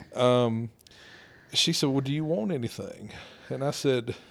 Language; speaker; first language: English; native; English